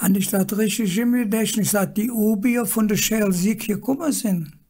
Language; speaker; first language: German; native; German